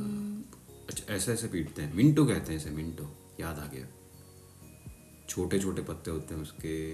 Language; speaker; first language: Hindi; native; Hindi